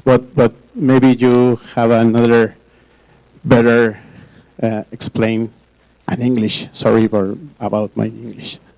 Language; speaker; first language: English; non-native, learner; Spanish